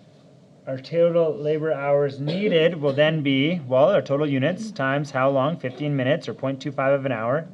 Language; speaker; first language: English; native; English